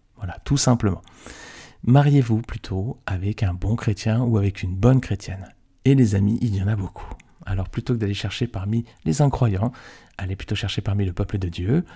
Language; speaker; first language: French; native; French